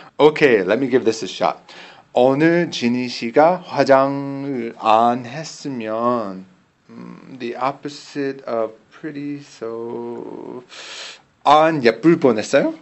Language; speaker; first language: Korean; non-native, learner; English